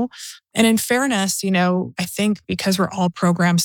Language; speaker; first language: English; native; English